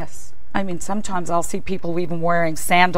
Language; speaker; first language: English; native; English